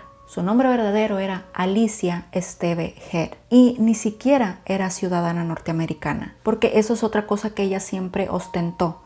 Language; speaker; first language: Spanish; native; Spanish